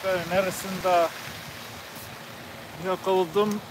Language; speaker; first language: Turkish; non-native, learner; English